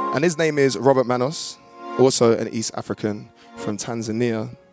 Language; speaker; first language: English; native; English